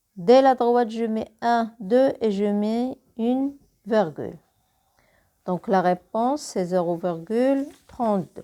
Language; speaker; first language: French; non-native, local second language; Arabic